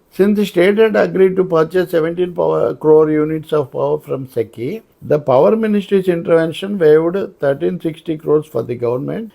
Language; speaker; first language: English; non-native, local second language; Telugu